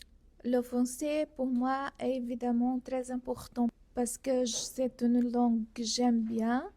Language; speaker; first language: French; non-native, learner; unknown